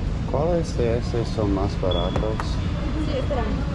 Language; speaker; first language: Spanish; non-native, learner; English